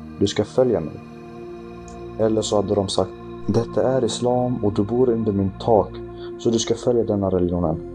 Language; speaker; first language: Swedish; early bilingual, other home language; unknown